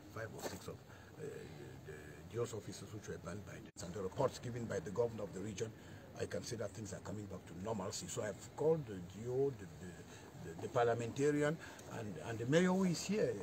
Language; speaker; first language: English; native; English